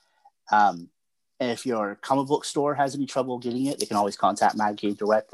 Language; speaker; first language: English; native; English